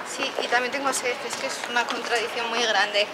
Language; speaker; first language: Spanish; native; Spanish